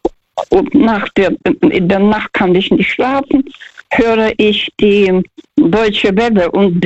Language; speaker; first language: German; early bilingual, heritage; German